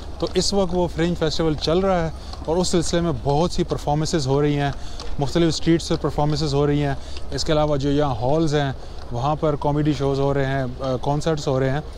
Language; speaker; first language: Urdu; native; Urdu